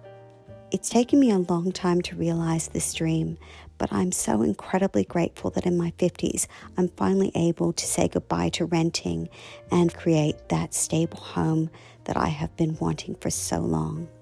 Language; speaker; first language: English; native; English